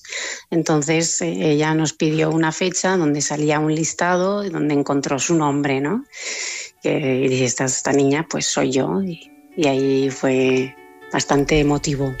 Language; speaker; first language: Spanish; native; Spanish